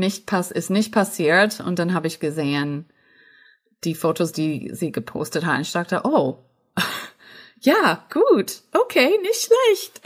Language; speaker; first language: German; non-native, fluent; English